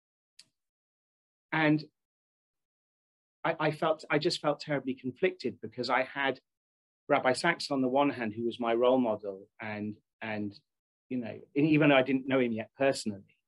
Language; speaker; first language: English; native; English